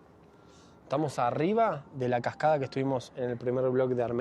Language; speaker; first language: Spanish; native; Spanish